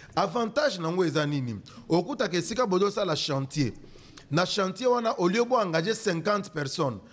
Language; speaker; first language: French; non-native, local second language; Lingala